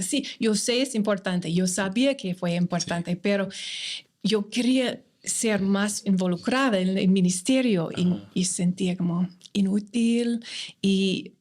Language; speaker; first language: Spanish; non-native, fluent; English